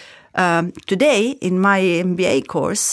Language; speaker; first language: English; non-native, fluent; Italian